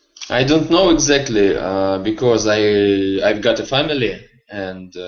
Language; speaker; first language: English; non-native, learner; Russian